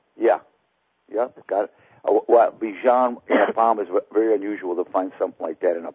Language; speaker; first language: English; native; English